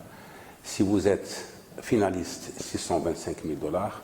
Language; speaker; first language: French; non-native, local second language; Arabic